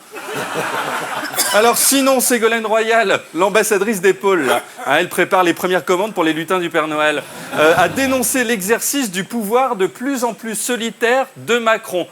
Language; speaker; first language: French; native; French